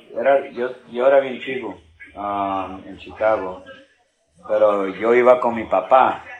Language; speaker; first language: Spanish; early bilingual, heritage; Spanish